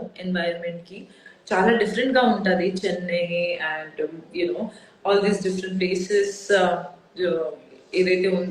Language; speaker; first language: Telugu; non-native, local second language; Odia